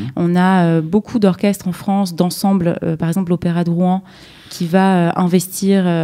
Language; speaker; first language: French; native; French